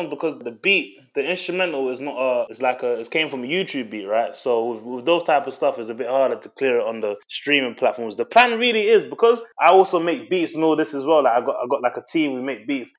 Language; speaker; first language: English; native; English